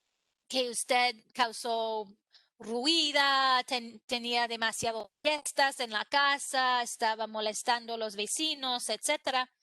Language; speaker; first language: Spanish; non-native, fluent; English